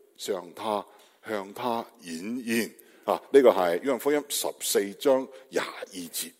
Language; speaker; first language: Cantonese; non-native, learner; Chinese